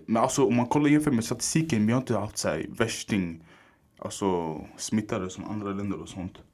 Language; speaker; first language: Swedish; early bilingual, other home language; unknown